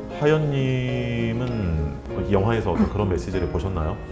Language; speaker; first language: Korean; native; Korean